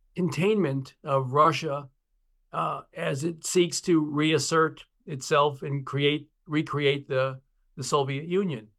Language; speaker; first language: English; native; English